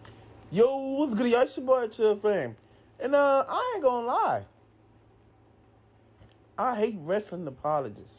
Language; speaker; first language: English; native; English